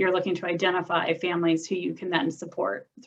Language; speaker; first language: English; native; English